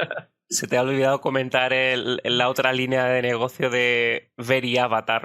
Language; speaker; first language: Spanish; native; Spanish